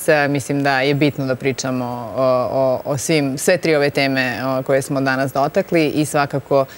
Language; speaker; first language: Serbian; native; Serbian